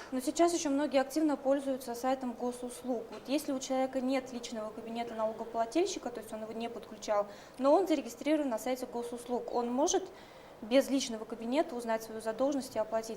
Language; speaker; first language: Russian; native; Russian